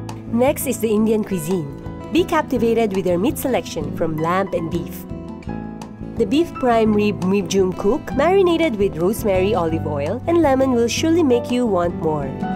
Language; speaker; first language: English; non-native, local second language; Filipino